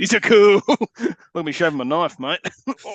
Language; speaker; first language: English; native; English